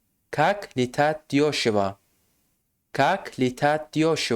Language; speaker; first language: Russian; non-native, fluent; Tajik